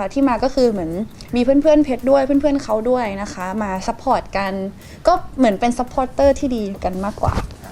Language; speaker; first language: Thai; native; Thai